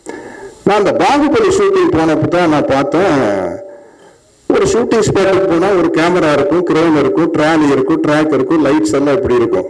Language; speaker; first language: Tamil; native; Tamil